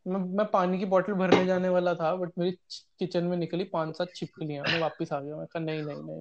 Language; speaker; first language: Hindi; native; Hindi